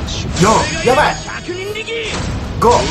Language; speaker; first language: Japanese; native; Japanese